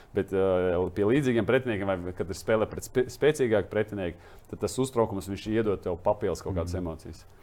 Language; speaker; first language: Latvian; non-native, local second language; Russian